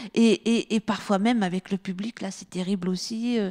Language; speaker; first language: French; native; French